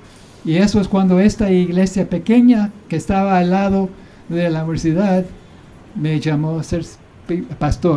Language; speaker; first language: Spanish; non-native, fluent; English